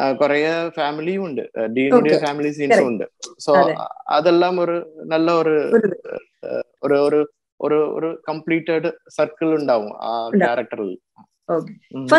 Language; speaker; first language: Malayalam; non-native, learner; Tamil